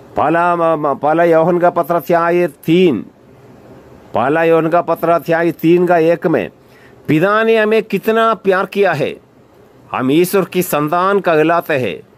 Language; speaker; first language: Hindi; non-native, local second language; Malayalam